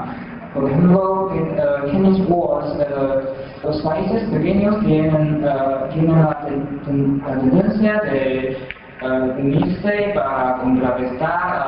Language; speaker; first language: Spanish; non-native, fluent; Chinese